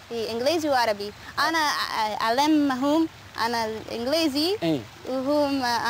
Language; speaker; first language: Arabic; non-native, learner; English